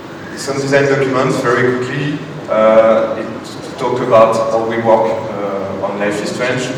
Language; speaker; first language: English; non-native, fluent; French